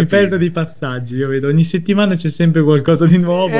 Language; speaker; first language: Italian; native; Italian